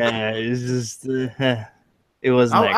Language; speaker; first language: English; native; English